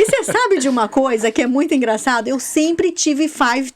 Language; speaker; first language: Portuguese; native; Portuguese